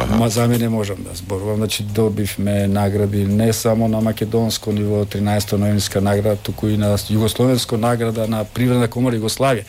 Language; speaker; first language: Macedonian; native; Macedonian